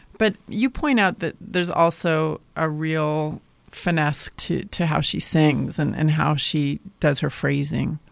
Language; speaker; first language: English; native; English